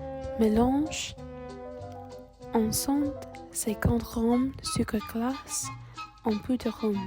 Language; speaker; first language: French; non-native, learner; English